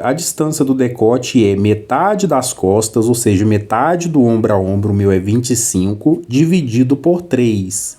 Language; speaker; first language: Portuguese; native; Portuguese